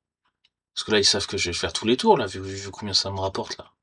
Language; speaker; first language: French; native; French